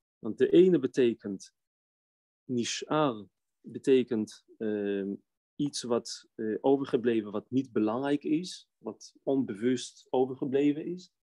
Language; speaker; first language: Dutch; non-native, fluent; Hebrew